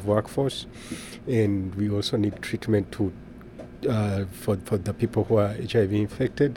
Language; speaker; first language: English; non-native, local second language; Ganda